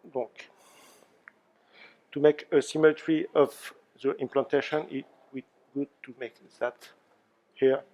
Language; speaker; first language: English; non-native, learner; French